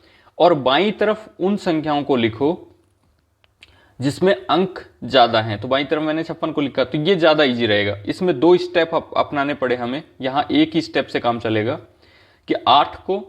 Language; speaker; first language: Hindi; native; Hindi